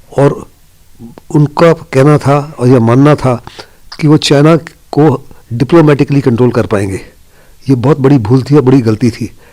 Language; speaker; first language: Hindi; native; Hindi